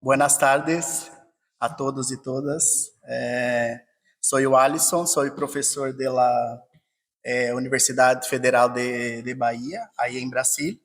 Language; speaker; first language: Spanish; non-native, fluent; Portuguese